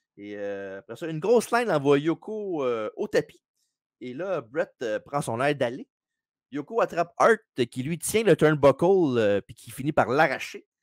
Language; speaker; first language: French; native; French